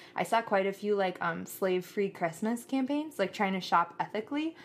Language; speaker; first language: English; native; English